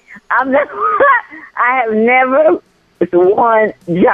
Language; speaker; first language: English; non-native, fluent; Haitian Creole